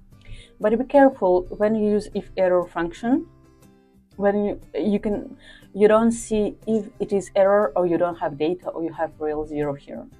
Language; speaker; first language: English; non-native, fluent; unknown